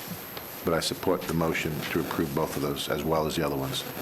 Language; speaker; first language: English; native; English